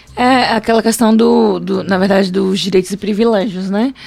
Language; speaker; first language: Portuguese; native; Portuguese